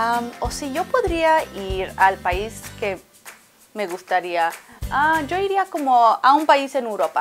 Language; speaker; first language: Spanish; early bilingual, heritage; Spanish